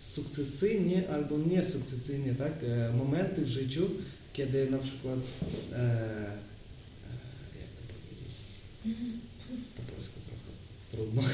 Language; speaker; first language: Polish; non-native, learner; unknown